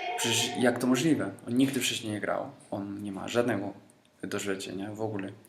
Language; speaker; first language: Polish; non-native, fluent; Spanish